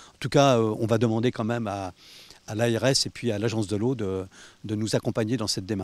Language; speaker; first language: French; native; French